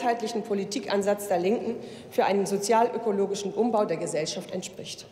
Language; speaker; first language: German; native; German